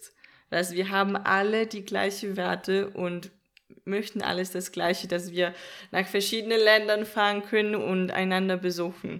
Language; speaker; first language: German; non-native, fluent; Danish